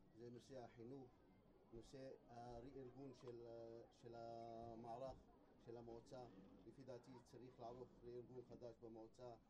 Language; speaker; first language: Hebrew; non-native, local second language; Arabic